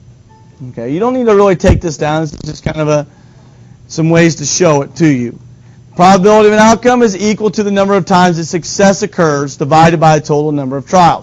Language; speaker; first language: English; native; English